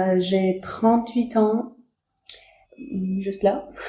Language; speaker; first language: French; non-native, learner; Arabic